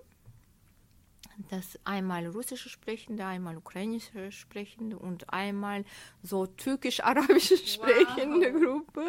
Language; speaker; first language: German; non-native, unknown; Azerbaijani